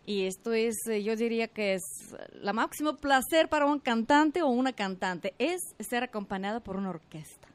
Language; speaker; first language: Spanish; non-native, fluent; Russian